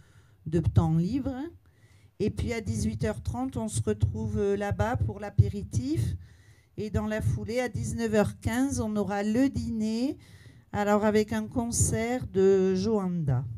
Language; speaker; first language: French; native; French